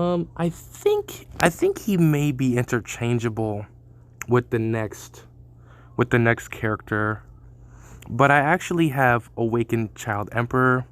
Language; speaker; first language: English; native; English